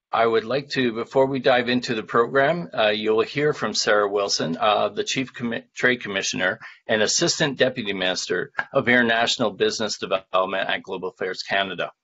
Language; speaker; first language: English; native; English